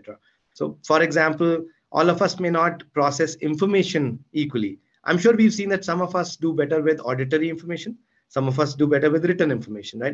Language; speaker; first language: English; non-native, local second language; Hindi